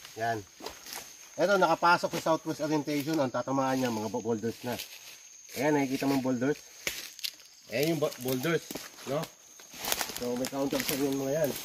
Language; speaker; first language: Filipino; non-native, local second language; Cebuano